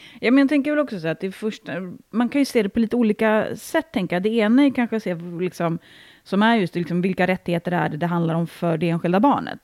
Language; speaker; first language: Swedish; native; Swedish